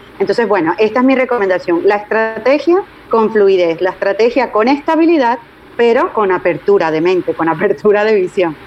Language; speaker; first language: Spanish; native; Spanish